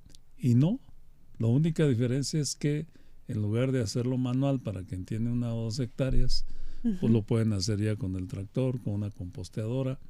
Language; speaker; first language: Spanish; native; Spanish